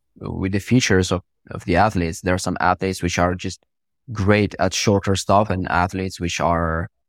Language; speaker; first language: English; non-native, fluent; Italian